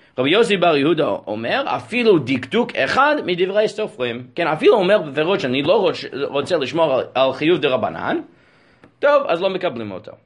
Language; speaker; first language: Hebrew; non-native, fluent; English